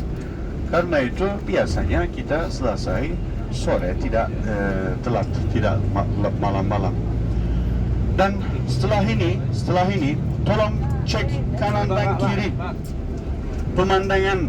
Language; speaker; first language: Indonesian; non-native, fluent; Turkish